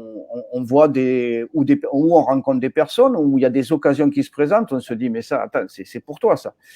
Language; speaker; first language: French; native; French